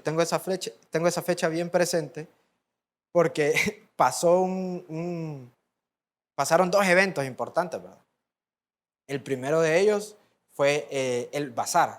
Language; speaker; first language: Spanish; native; Spanish